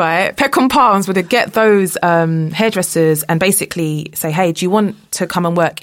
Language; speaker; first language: English; native; English